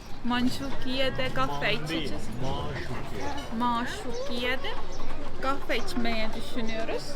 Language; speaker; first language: Turkish; non-native, learner; Estonian